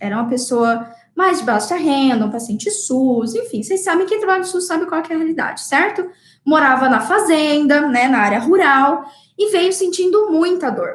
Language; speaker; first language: Portuguese; native; Portuguese